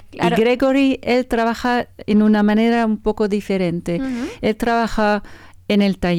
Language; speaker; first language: Spanish; non-native, learner; French